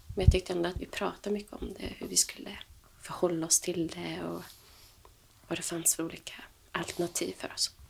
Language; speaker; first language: Swedish; native; Swedish